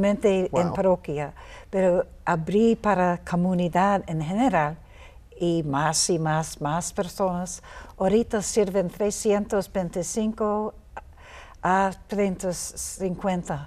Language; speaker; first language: Spanish; non-native, learner; English